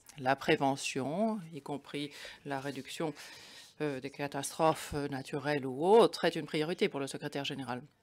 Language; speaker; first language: French; non-native, fluent; German